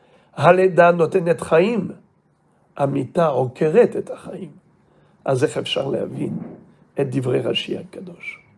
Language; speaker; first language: Hebrew; non-native, fluent; French